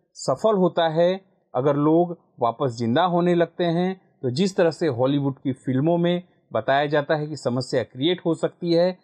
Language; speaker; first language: Hindi; non-native, local second language; Gujarati